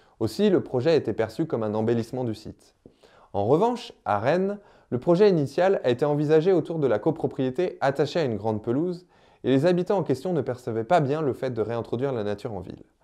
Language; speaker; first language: French; native; French